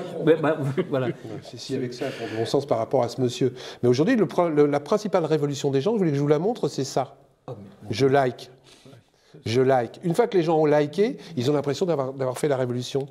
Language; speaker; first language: French; native; French